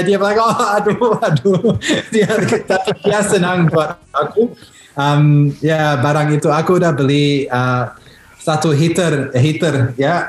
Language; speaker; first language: Indonesian; early bilingual, heritage; Indonesian